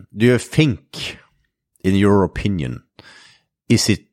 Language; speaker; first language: English; non-native, fluent; Norwegian